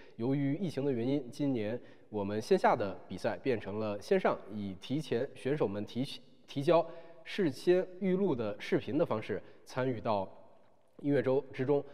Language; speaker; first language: Chinese; native; Chinese